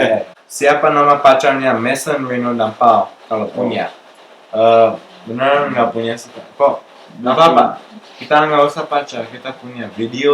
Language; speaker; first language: Indonesian; non-native, local second language; English